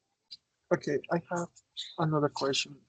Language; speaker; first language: English; non-native, learner; Spanish